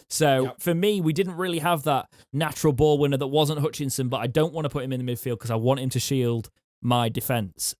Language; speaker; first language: English; native; English